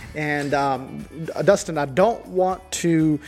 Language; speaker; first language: English; non-native, fluent; Spanish